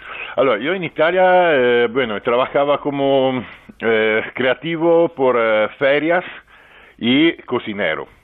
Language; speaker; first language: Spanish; non-native, fluent; Italian